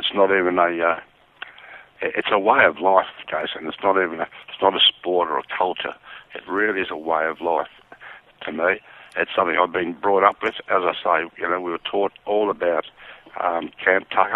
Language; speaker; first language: English; native; English